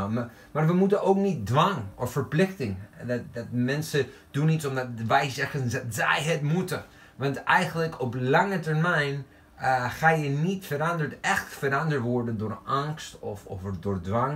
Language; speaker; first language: Dutch; non-native, fluent; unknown